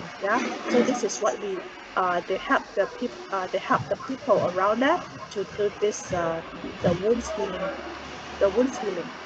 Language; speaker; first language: English; non-native, local second language; Malay